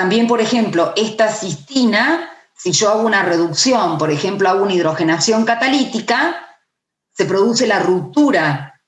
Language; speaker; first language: Spanish; native; Spanish